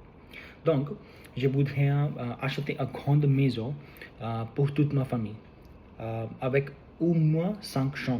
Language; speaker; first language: French; non-native, learner; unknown